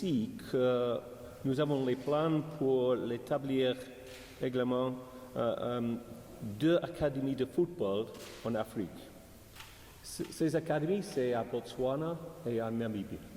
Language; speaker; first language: French; non-native, learner; English